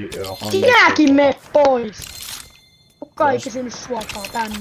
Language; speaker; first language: Finnish; native; Finnish